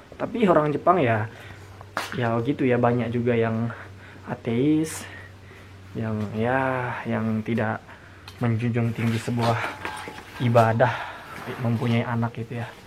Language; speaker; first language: Indonesian; native; Indonesian